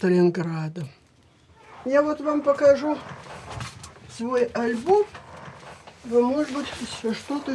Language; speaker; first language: Russian; native; Russian